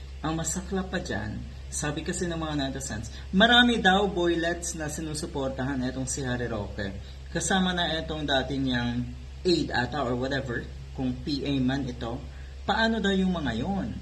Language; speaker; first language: Filipino; native; Filipino